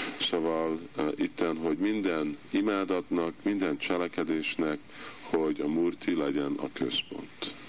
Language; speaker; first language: Hungarian; early bilingual, heritage; Hungarian